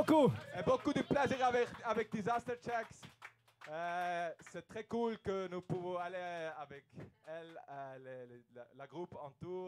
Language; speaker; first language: French; non-native, learner; German